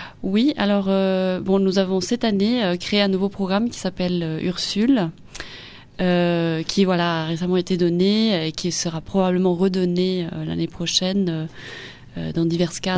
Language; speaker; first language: French; non-native, fluent; Spanish